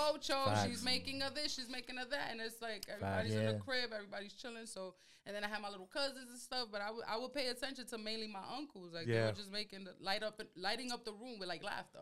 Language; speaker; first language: English; early bilingual, other home language; Spanish